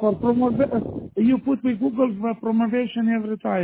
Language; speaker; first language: English; non-native, learner; Romanian